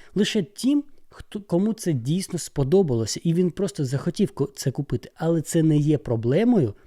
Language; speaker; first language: Ukrainian; non-native, local second language; Russian